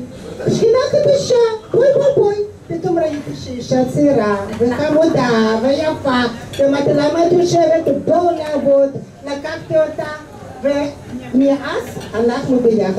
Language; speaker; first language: Hebrew; non-native, fluent; Russian